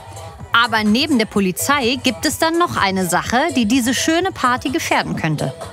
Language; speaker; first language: German; native; German